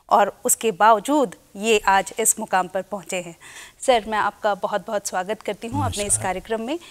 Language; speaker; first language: Hindi; native; Hindi